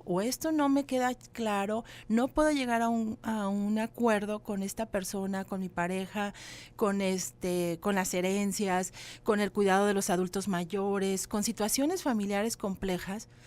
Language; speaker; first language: Spanish; native; Spanish